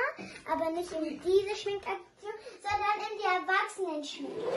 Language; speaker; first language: German; early bilingual, other home language; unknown